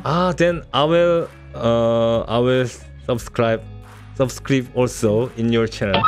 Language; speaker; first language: English; non-native, learner; Korean